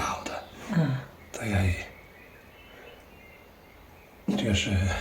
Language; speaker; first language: Chinese; non-native, fluent; Italian